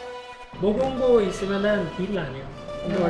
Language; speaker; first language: Korean; non-native, learner; Portuguese